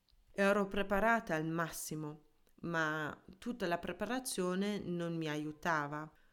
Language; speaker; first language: Italian; non-native, fluent; German